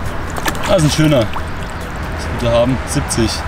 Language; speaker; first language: German; native; German